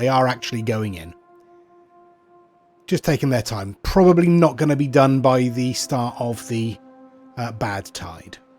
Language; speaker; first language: English; native; English